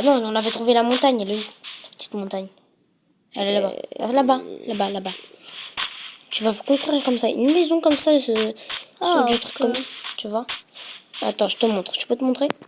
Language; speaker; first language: French; native; French